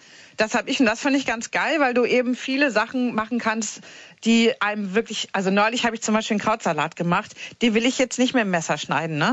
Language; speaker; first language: German; native; German